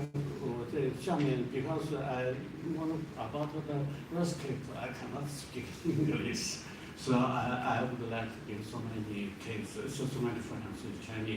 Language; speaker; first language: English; non-native, learner; Chinese